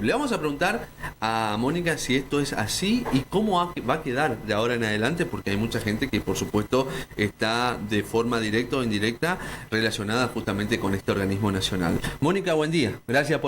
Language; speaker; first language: Spanish; native; Spanish